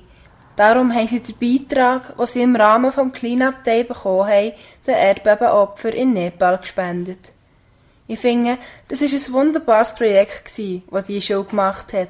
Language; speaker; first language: German; native; German